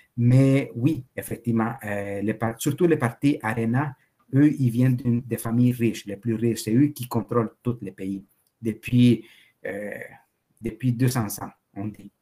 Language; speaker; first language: French; non-native, fluent; Spanish